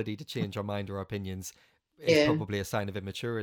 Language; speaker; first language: English; native; English